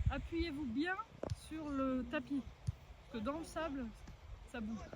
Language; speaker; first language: French; non-native, learner; Russian